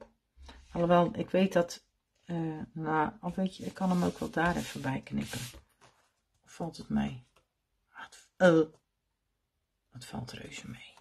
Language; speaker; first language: Dutch; native; Dutch